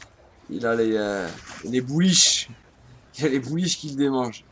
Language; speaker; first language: French; native; French